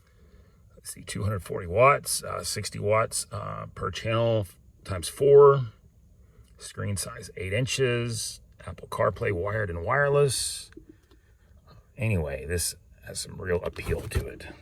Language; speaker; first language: English; native; English